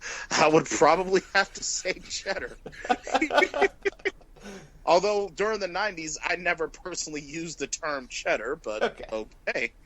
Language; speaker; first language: English; native; English